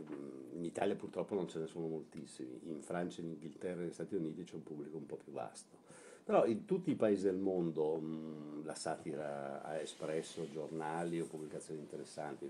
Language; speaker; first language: Italian; native; Italian